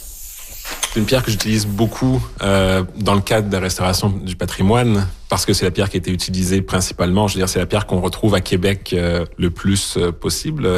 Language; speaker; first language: French; native; French